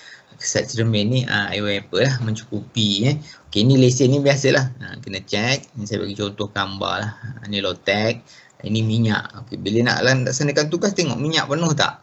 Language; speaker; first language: Malay; native; Malay